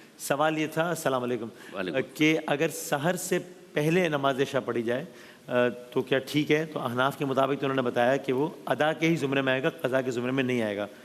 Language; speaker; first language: Urdu; native; Urdu